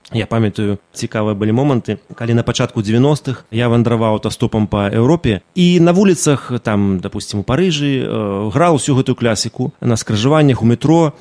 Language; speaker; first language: Belarusian; non-native, local second language; Russian